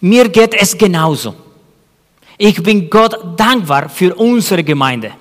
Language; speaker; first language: German; non-native, fluent; Spanish